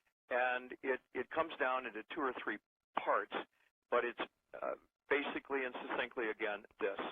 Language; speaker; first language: English; native; English